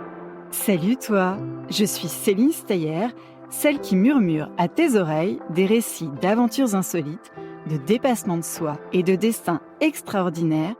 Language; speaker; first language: French; native; French